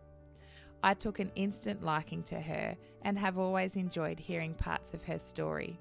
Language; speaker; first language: English; native; English